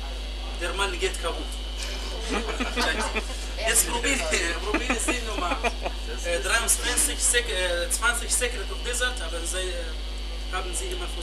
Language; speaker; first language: German; non-native, fluent; Arabic